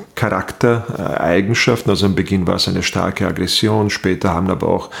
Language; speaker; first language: German; non-native, fluent; Bosnian